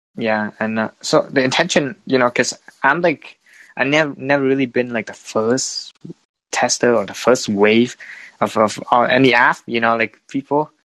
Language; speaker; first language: English; non-native, fluent; Vietnamese